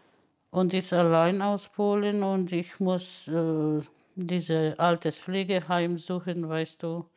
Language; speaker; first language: German; non-native, learner; Polish